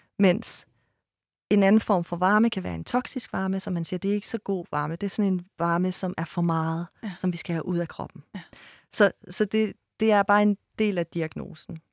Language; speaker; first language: Danish; early bilingual, other home language; Persian